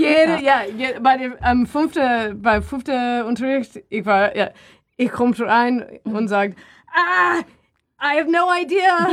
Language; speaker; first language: German; non-native, learner; English